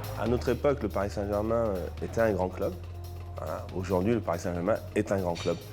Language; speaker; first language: French; native; French